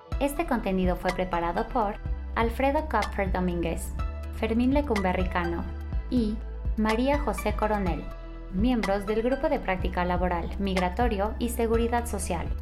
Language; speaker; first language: Spanish; native; Spanish